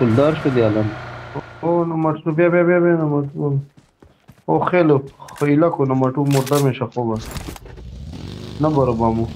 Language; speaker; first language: Persian; non-native, learner; Urdu